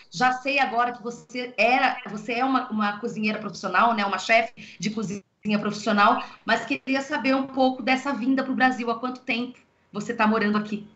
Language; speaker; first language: Portuguese; native; Portuguese